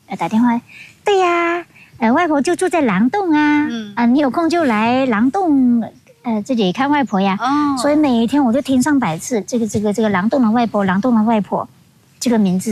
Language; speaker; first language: Chinese; non-native, local second language; Hakka Chinese